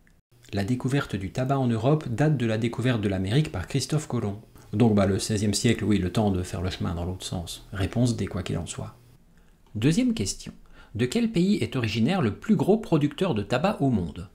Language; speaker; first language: French; native; French